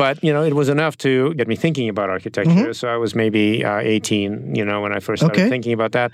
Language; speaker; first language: English; non-native, fluent; Russian